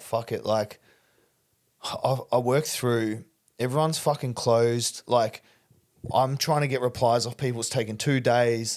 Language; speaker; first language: English; native; English